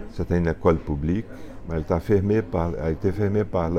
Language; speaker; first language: French; non-native, fluent; Portuguese